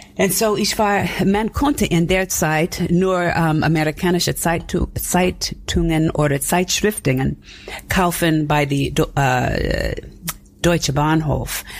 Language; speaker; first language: German; non-native, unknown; English